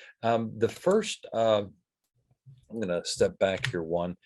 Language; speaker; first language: English; native; English